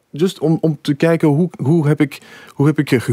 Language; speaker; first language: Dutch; non-native, fluent; English